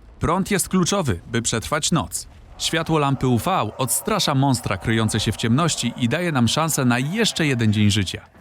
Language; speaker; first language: Polish; native; Polish